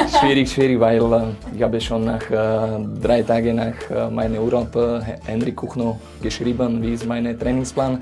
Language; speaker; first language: German; non-native, fluent; Slovak